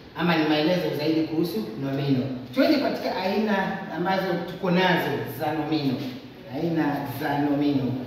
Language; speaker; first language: Swahili; native; Swahili